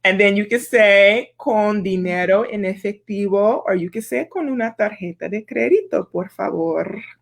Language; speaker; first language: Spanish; non-native, fluent; English